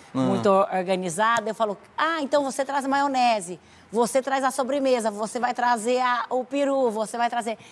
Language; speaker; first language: Portuguese; native; Portuguese